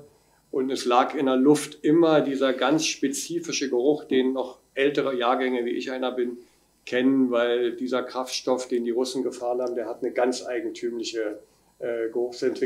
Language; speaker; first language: German; native; German